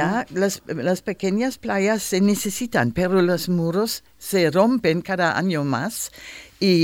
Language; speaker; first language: Spanish; non-native, learner; German